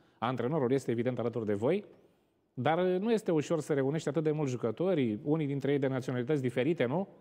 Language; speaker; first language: Romanian; native; Romanian